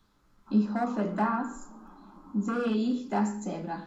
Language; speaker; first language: German; non-native, learner; Romanian